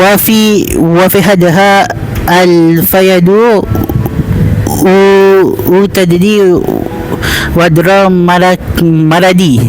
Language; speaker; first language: Arabic; non-native, learner; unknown